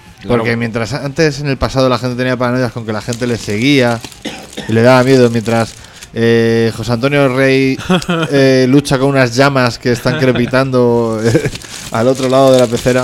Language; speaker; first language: Spanish; native; Spanish